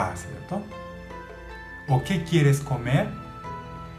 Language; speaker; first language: Spanish; non-native, learner; Japanese